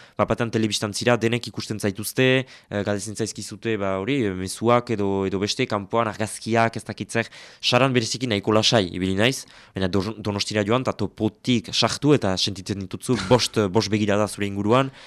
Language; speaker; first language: Basque; native; Basque